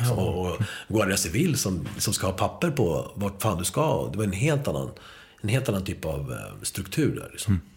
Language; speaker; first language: Swedish; early bilingual, other home language; Spanish